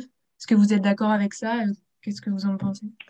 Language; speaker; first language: French; native; French